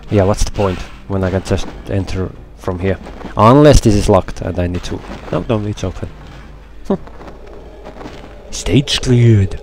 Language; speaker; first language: English; non-native, fluent; Finnish